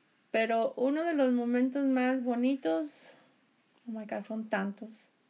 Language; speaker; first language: Spanish; native; Spanish